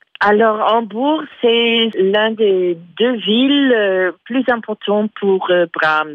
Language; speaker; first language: French; non-native, fluent; English